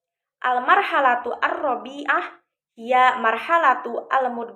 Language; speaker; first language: Arabic; non-native, learner; Indonesian